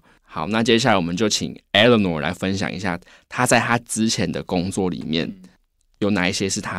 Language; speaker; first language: Chinese; native; Chinese